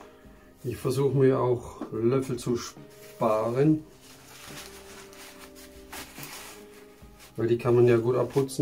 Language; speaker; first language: German; native; German